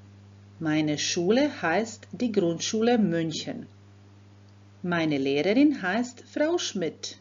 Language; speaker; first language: German; non-native, fluent; Croatian